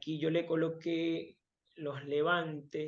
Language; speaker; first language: Spanish; native; Spanish